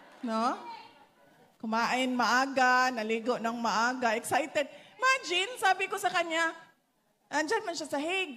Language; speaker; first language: Filipino; non-native, local second language; Cebuano